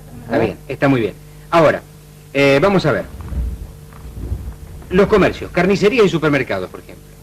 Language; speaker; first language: Spanish; native; Spanish